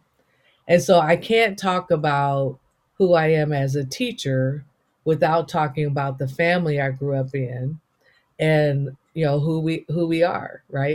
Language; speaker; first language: English; native; English